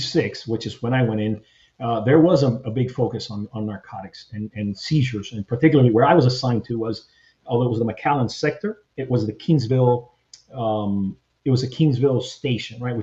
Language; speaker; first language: English; early bilingual, other home language; Spanish